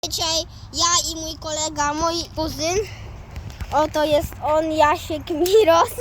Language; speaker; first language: Polish; native; Polish